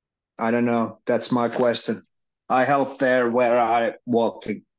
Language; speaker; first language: English; non-native, learner; Finnish